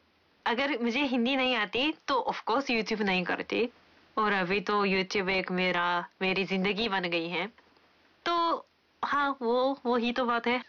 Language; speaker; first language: Hindi; non-native, fluent; Japanese